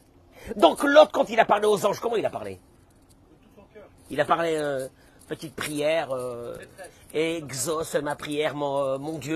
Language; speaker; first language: French; native; French